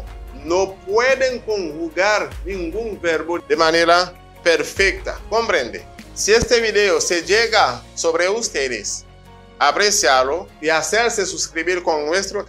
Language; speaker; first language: Spanish; non-native, fluent; Haitian Creole